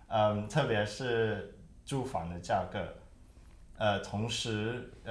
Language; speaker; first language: Chinese; early bilingual, heritage; Chinese